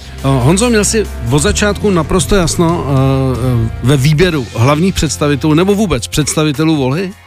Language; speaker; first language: Czech; native; Czech